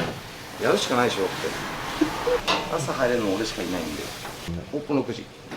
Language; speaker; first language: Japanese; native; Japanese